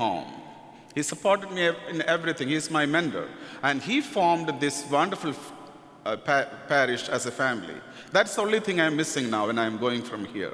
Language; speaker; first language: English; non-native, local second language; Malayalam